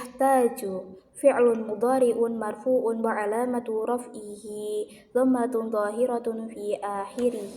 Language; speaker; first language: Arabic; non-native, learner; Indonesian